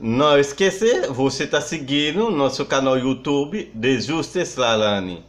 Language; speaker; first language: Portuguese; non-native, fluent; Haitian Creole